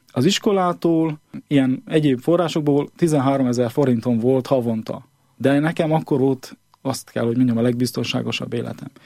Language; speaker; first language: Hungarian; native; Hungarian